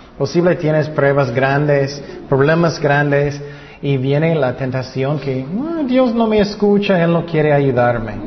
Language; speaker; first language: Spanish; non-native, fluent; English